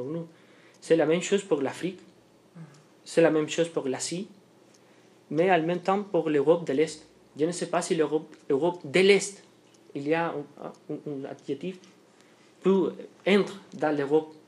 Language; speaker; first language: French; non-native, fluent; Spanish